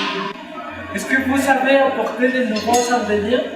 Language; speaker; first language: French; non-native, learner; Spanish